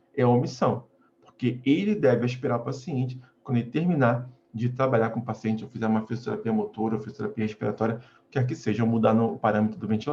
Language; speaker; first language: Portuguese; native; Portuguese